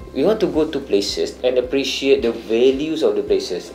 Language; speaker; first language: English; non-native, local second language; Malay